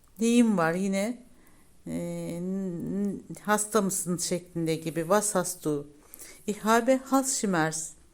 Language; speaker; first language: Turkish; native; Turkish